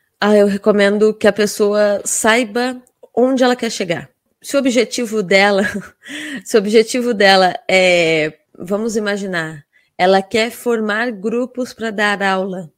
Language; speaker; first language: Portuguese; native; Portuguese